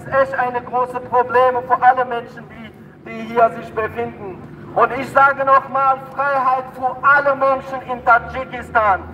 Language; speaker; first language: German; non-native, fluent; Tajik